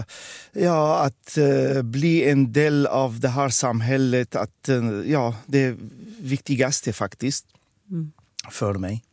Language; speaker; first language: Swedish; non-native, fluent; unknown